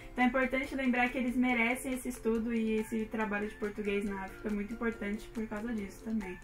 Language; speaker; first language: Portuguese; native; Portuguese